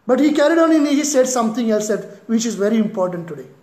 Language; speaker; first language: English; non-native, local second language; Marathi